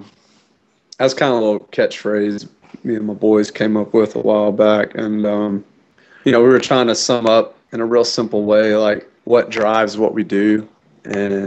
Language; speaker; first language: English; native; English